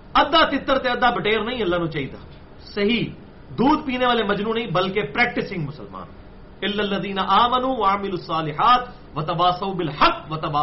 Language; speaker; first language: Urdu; non-native, local second language; Punjabi